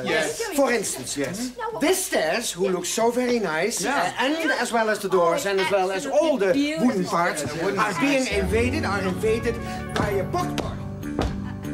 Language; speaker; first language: English; non-native, fluent; Dutch